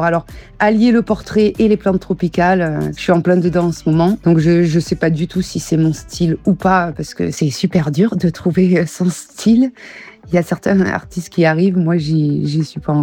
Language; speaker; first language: French; early bilingual, other home language; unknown